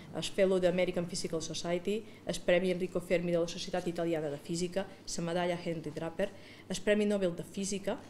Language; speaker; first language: Catalan; native; Catalan